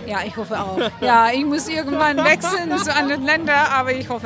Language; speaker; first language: German; non-native, fluent; English